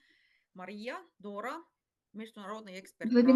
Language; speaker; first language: Russian; non-native, fluent; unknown